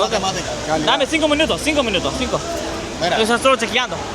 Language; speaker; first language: Spanish; non-native, learner; Pashto